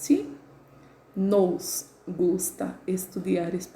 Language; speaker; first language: Spanish; non-native, learner; Portuguese